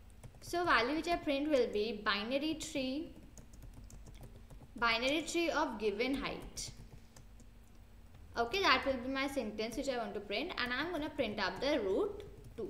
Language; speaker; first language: English; non-native, local second language; Hindi